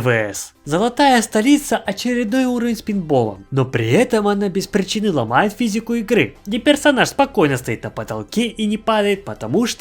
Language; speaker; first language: Russian; native; Russian